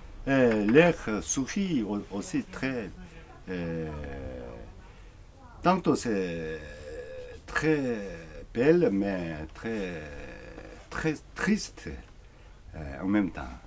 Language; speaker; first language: French; non-native, learner; Korean